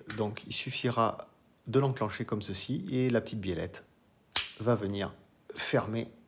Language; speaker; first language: French; native; French